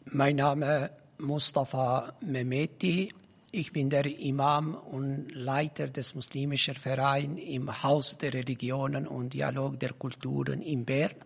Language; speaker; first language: German; non-native, fluent; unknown